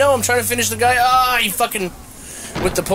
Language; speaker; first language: English; native; English